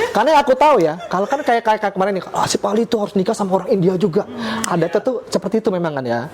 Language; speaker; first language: Indonesian; native; Indonesian